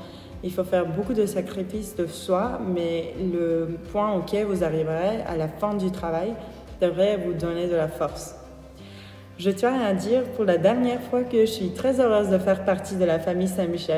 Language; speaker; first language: French; non-native, fluent; Turkish